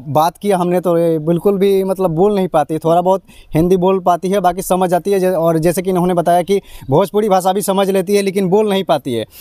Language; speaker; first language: Hindi; native; Hindi